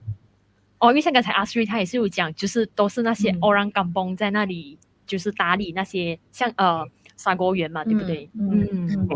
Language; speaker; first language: Chinese; native; Chinese